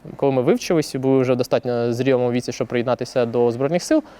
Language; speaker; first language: Ukrainian; native; Ukrainian